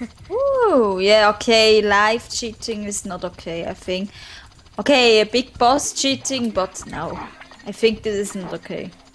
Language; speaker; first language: English; non-native, learner; German